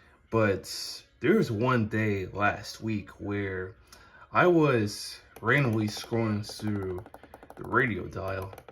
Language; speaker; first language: English; native; English